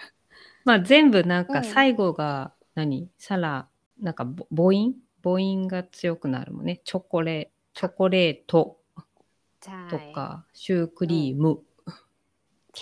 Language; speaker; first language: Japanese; native; Japanese